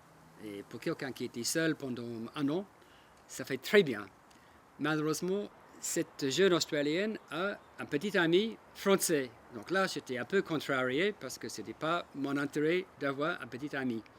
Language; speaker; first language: French; non-native, fluent; English